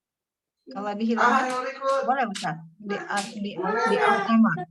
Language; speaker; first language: Indonesian; native; Indonesian